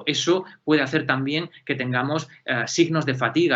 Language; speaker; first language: Spanish; native; Spanish